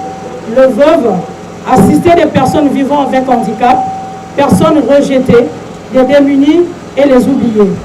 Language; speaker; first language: French; non-native, local second language; Lingala